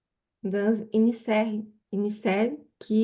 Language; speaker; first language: French; non-native, learner; Portuguese